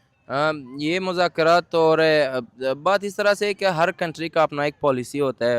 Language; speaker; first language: Hindi; non-native, fluent; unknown